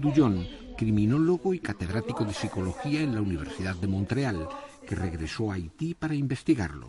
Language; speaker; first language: Spanish; native; Spanish